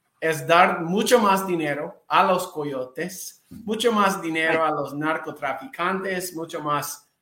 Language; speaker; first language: Spanish; non-native, fluent; English